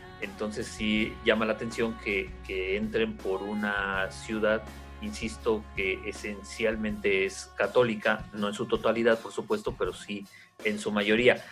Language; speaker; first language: Spanish; native; Spanish